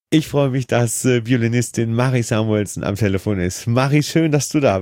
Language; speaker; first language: German; native; German